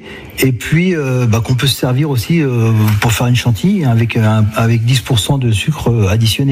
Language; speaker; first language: French; native; French